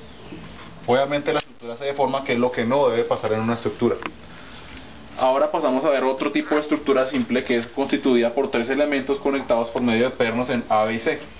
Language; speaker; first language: Spanish; native; Spanish